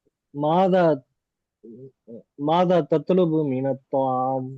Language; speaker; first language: Arabic; non-native, learner; Tamil